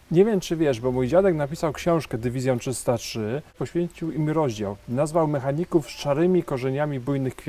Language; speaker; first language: Polish; native; Polish